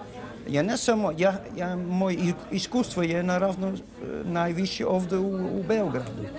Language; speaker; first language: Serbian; non-native, learner; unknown